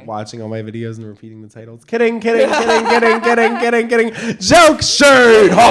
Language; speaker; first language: English; native; English